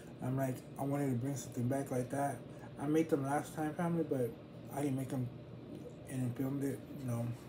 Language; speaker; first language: English; early bilingual, other home language; Spanish